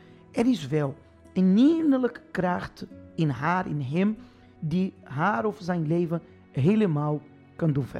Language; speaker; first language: Dutch; non-native, fluent; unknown